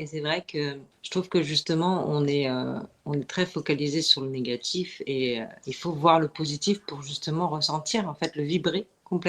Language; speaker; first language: French; native; French